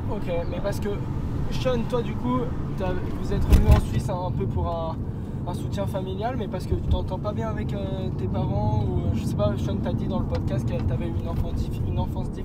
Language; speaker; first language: French; native; French